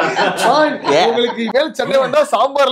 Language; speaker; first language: Tamil; native; Tamil